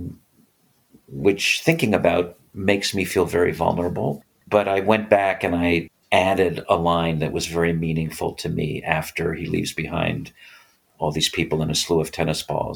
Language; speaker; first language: English; native; English